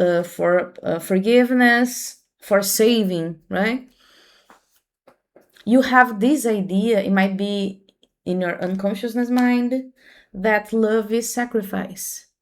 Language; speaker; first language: English; non-native, fluent; Portuguese